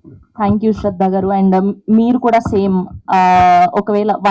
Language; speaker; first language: Telugu; native; Telugu